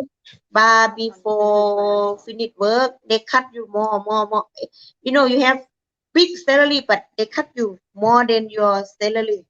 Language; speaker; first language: English; non-native, learner; Thai